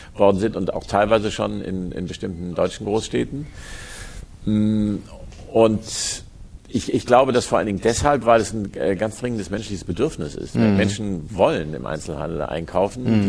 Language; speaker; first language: German; native; German